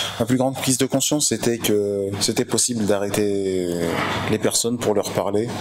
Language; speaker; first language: French; native; French